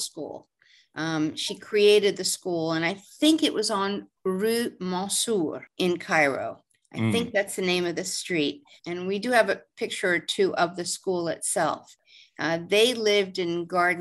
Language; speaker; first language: English; native; English